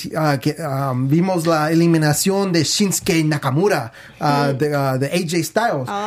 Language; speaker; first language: Spanish; native; Spanish